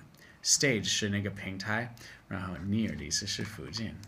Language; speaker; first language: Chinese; non-native, fluent; English